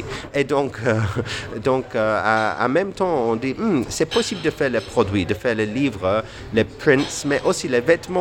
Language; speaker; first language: French; non-native, fluent; English